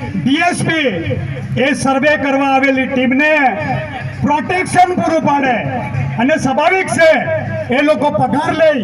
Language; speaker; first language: Gujarati; non-native, local second language; Rathawi